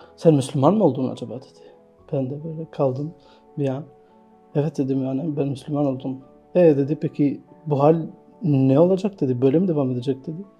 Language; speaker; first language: Turkish; non-native, fluent; Albanian